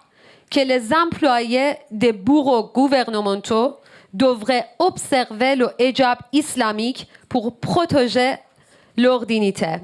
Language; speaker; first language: French; non-native, learner; Persian